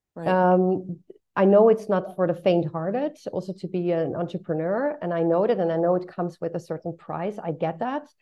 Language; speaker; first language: English; non-native, fluent; Dutch